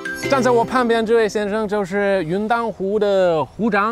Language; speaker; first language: Chinese; non-native, learner; English